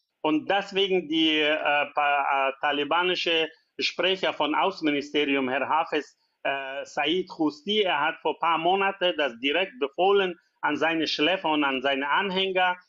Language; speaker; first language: German; non-native, learner; Persian